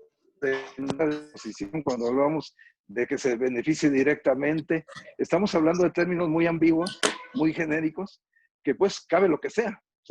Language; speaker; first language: Spanish; native; Spanish